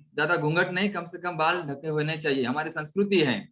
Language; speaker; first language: Hindi; non-native, local second language; Marathi